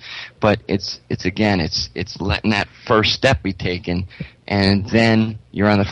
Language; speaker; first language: English; native; English